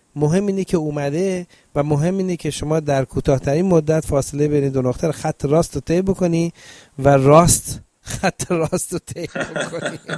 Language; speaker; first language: Persian; native; Persian